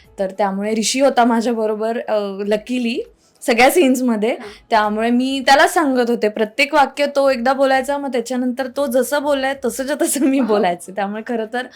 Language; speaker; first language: Marathi; native; Marathi